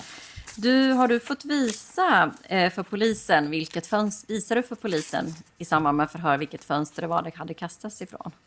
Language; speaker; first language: Swedish; native; Swedish